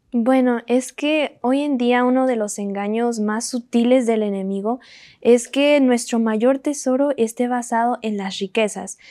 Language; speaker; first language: Spanish; native; Spanish